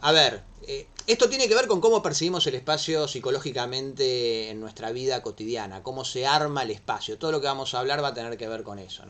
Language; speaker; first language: Spanish; native; Spanish